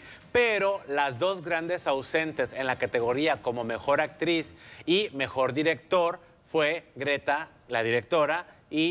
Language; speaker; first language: Spanish; native; Spanish